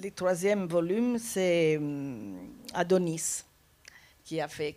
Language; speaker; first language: French; non-native, fluent; Italian